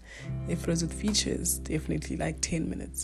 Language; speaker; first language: English; non-native, local second language; Northern Sotho